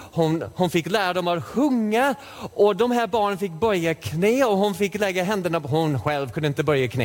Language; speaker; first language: Swedish; non-native, fluent; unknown